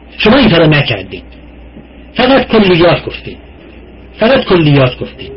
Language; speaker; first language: Persian; non-native, local second language; Azerbaijani